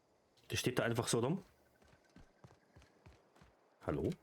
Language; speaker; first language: German; native; German